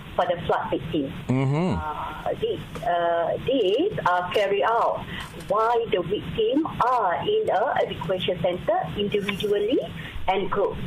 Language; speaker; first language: English; non-native, local second language; Malay